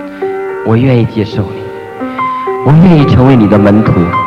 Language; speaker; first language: Chinese; native; Chinese